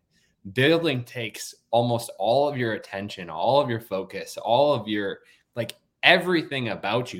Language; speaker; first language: English; native; English